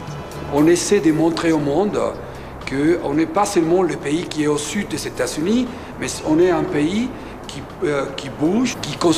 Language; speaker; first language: French; non-native, fluent; Spanish